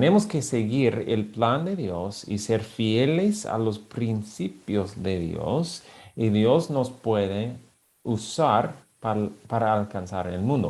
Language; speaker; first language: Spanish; non-native, fluent; English